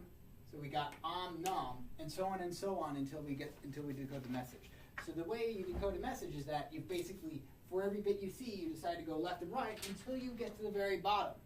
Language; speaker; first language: English; native; English